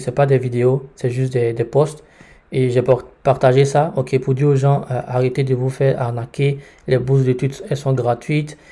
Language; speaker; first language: French; native; French